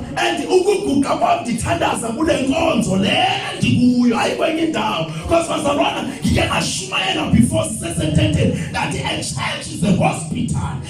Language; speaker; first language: Zulu; non-native, local second language; Xhosa